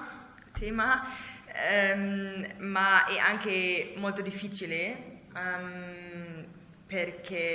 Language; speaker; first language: Italian; non-native, learner; German